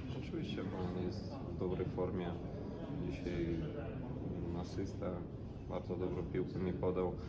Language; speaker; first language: Polish; non-native, fluent; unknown